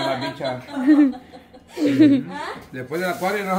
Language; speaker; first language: Spanish; native; Spanish